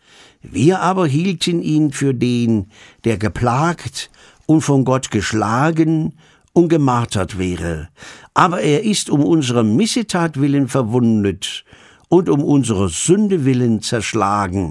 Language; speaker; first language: German; native; German